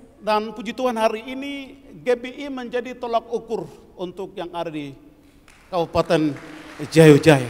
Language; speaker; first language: Indonesian; non-native, local second language; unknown